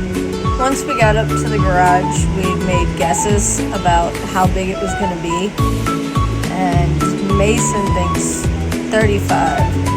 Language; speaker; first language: English; native; English